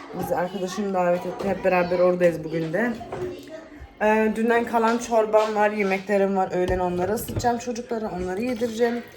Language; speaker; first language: Turkish; early bilingual, heritage; Turkish